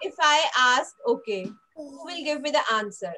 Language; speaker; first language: English; non-native, local second language; Hindi